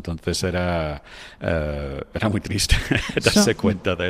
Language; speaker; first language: Spanish; non-native, fluent; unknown